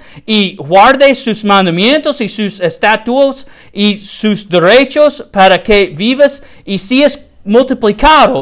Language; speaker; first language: Spanish; non-native, learner; English